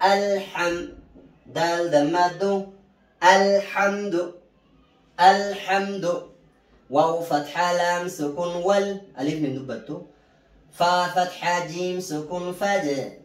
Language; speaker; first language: Arabic; non-native, fluent; Oromo